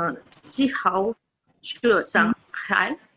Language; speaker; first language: Chinese; non-native, learner; Indonesian